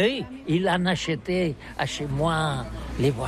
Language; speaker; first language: French; non-native, learner; Catalan